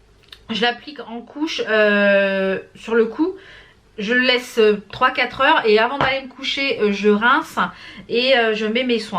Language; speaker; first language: French; native; French